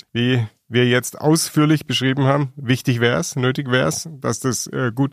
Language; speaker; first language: German; native; German